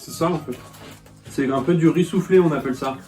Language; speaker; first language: French; native; French